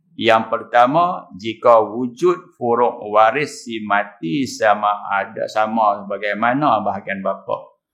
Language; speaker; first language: Malay; native; Malay